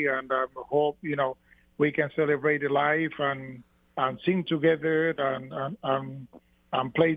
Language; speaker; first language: English; non-native, fluent; Spanish